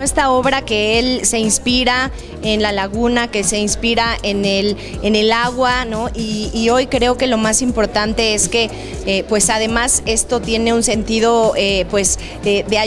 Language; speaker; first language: Spanish; native; Spanish